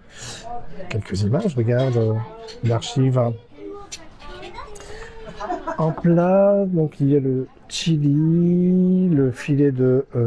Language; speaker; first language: French; native; French